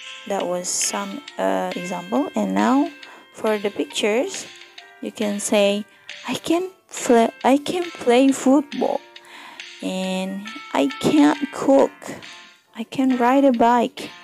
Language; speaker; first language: English; non-native, fluent; Indonesian